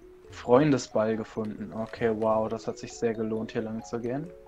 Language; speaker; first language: German; native; German